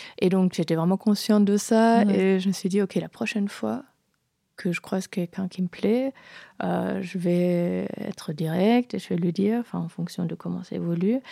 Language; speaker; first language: French; non-native, fluent; German